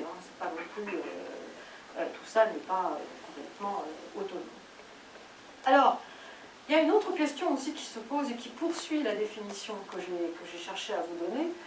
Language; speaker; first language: French; native; French